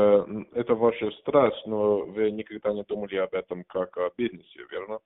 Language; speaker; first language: Russian; non-native, learner; English